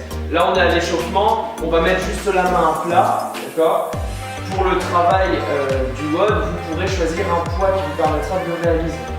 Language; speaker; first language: French; native; French